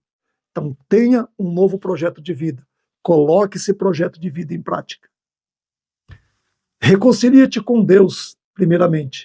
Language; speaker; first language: Portuguese; native; Portuguese